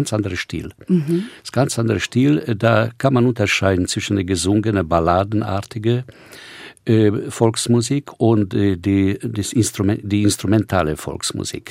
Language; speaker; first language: German; non-native, fluent; Hungarian